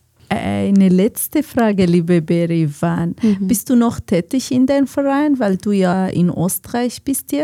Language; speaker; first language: German; non-native, fluent; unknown